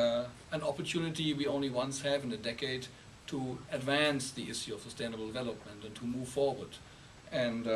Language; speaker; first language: English; non-native, fluent; German